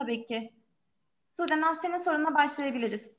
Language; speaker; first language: Turkish; native; Turkish